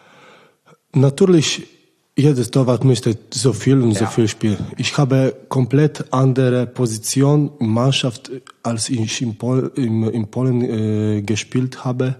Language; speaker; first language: German; non-native, learner; Polish